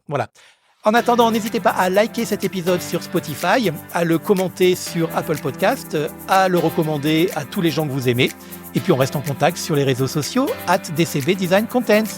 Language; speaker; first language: French; native; French